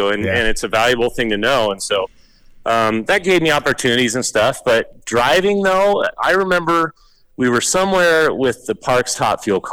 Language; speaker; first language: English; native; English